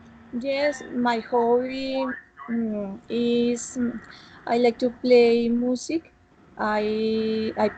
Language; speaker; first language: English; non-native, learner; Spanish